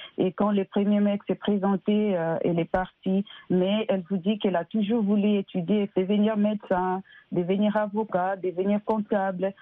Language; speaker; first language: French; non-native, local second language; Lingala